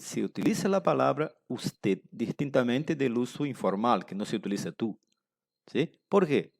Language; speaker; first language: Spanish; non-native, fluent; Portuguese